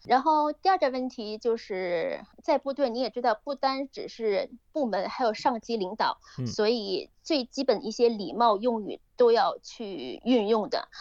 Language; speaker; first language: Chinese; native; Chinese